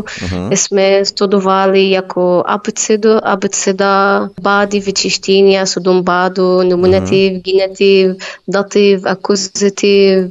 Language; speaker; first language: Czech; non-native, learner; Arabic